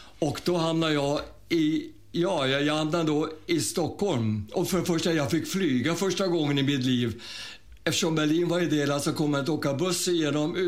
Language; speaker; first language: Swedish; early bilingual, other home language; German